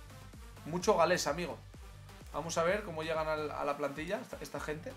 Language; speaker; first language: Spanish; native; Spanish